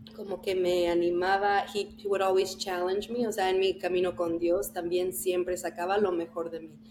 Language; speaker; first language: Spanish; early bilingual, heritage; Spanish